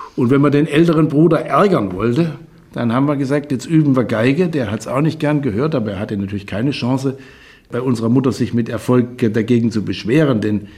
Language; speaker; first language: German; native; German